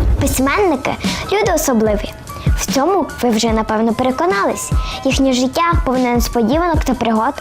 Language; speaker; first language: Ukrainian; native; Ukrainian